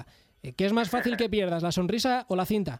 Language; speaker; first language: Spanish; native; Spanish